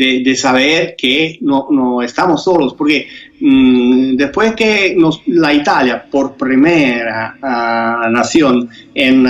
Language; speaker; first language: Spanish; non-native, fluent; Italian